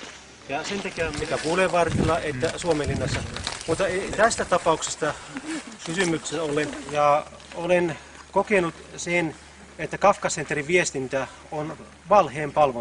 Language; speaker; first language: Finnish; non-native, learner; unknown